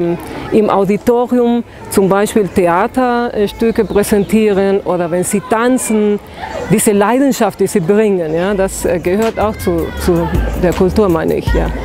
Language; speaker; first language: German; non-native, fluent; Spanish